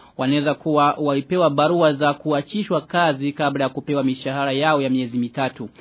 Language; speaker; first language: Swahili; non-native, local second language; Rundi